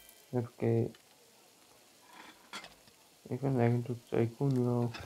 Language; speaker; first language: German; non-native, learner; Dutch